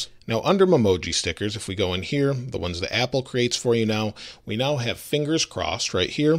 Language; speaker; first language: English; native; English